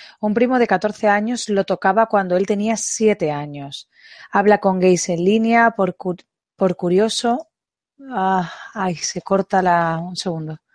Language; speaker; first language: Spanish; native; Spanish